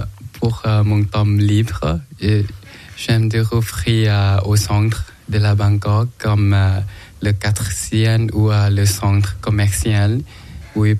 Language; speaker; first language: French; non-native, learner; Thai